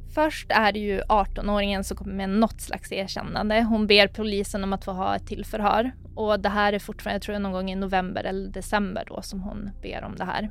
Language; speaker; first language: Swedish; native; Swedish